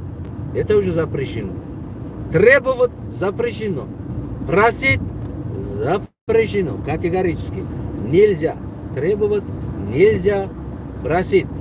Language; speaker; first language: Russian; non-native, local second language; Tajik